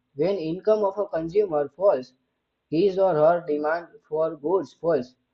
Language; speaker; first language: English; non-native, local second language; Gujarati